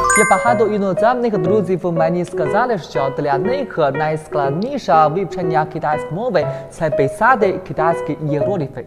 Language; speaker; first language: Ukrainian; non-native, fluent; Chinese